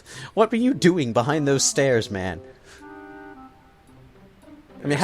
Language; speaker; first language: English; native; English